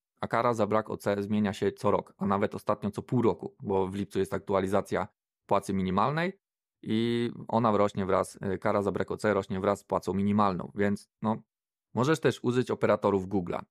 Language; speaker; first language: Polish; native; Polish